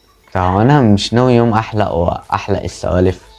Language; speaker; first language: Arabic; native; Arabic